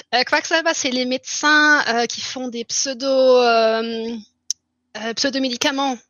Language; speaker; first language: French; early bilingual, heritage; German